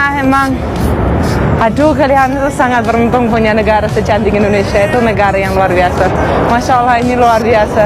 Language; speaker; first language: Indonesian; non-native, fluent; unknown